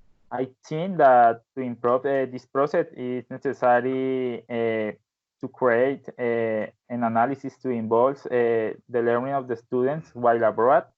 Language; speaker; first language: English; non-native, learner; Spanish